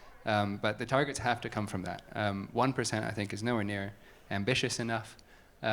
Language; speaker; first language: English; native; English